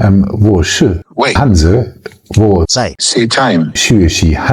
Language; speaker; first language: Chinese; non-native, learner; German